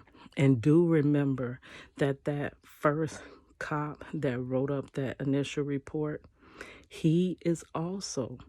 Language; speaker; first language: English; native; English